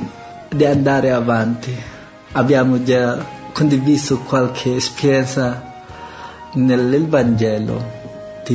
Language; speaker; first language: Italian; non-native, learner; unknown